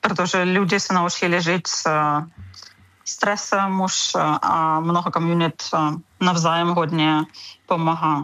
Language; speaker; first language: Czech; non-native, fluent; Ukrainian